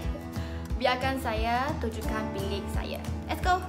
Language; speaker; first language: Indonesian; non-native, learner; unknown